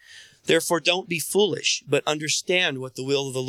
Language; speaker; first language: English; native; English